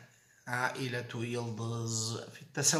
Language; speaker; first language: Arabic; non-native, fluent; Turkish